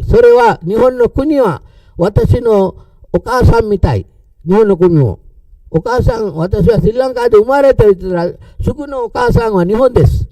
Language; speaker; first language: Japanese; non-native, learner; Sinhala